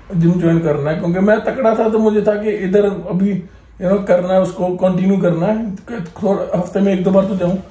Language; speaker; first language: Hindi; non-native, local second language; Punjabi